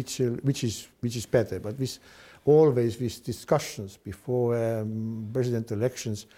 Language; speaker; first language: English; non-native, fluent; Estonian